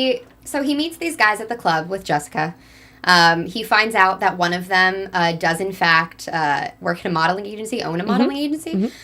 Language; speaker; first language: English; native; English